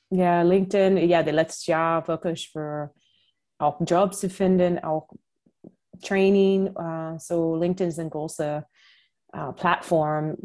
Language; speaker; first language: German; non-native, fluent; English